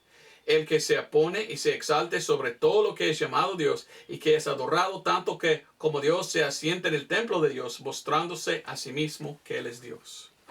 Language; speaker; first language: Spanish; non-native, fluent; English